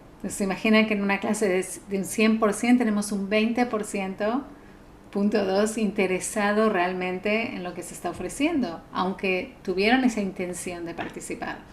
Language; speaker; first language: Spanish; native; Spanish